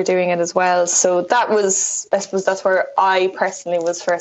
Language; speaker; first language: English; native; English